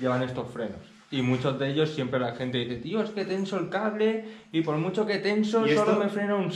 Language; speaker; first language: Spanish; native; Spanish